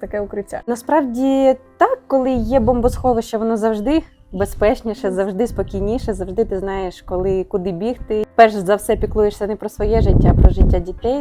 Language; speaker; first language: Ukrainian; native; Ukrainian